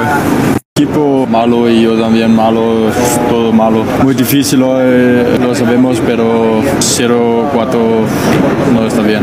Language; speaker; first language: Spanish; non-native, learner; Danish